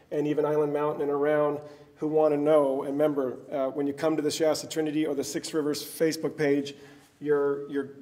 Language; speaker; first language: English; native; English